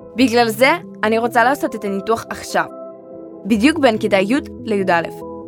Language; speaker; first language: Hebrew; early bilingual, other home language; Russian